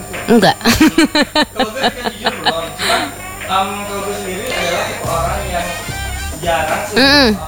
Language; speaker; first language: Indonesian; native; Indonesian